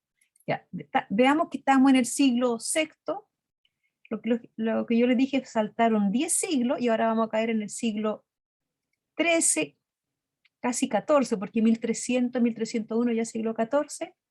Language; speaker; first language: Spanish; native; Spanish